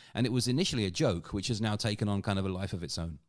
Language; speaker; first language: English; native; English